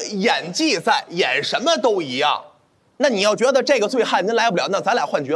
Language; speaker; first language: Chinese; native; Chinese